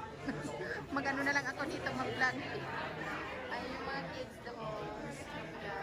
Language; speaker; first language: Filipino; native; Filipino